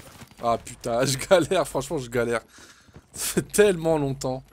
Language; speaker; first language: French; native; French